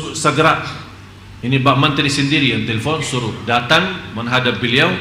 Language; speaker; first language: Indonesian; non-native, fluent; Arabic